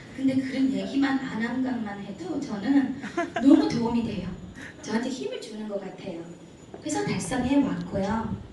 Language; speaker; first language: Korean; early bilingual, heritage; Korean